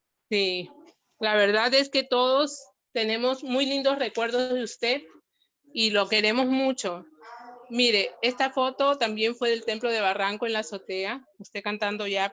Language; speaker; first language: Spanish; native; Spanish